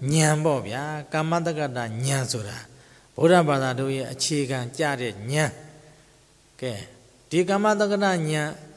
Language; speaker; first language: Burmese; native; Burmese